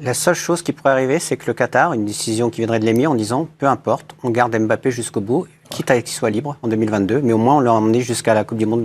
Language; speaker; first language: French; native; French